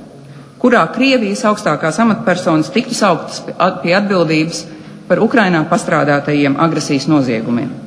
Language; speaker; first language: Latvian; native; Latvian